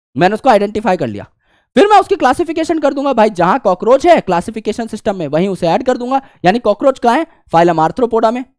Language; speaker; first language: Hindi; native; Hindi